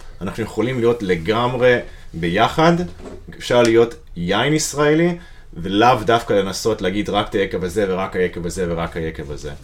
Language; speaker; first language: Hebrew; non-native, fluent; English